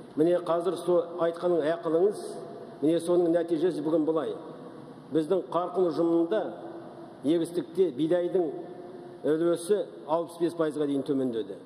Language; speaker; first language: Kazakh; native; Kazakh